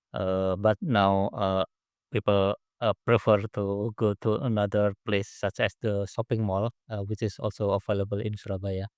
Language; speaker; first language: English; non-native, learner; Indonesian